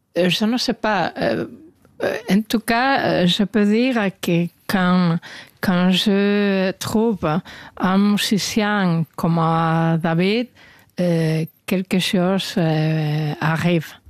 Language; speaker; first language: French; non-native, learner; Spanish